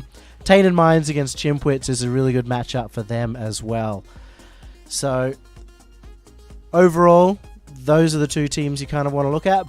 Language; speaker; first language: English; native; English